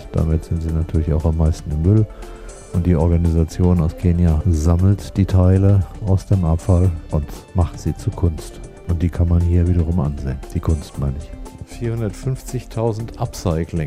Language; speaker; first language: German; native; German